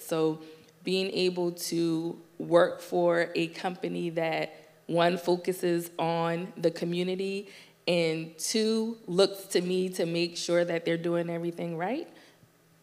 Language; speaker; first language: English; native; English